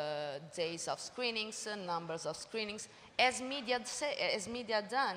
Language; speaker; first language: English; non-native, learner; Italian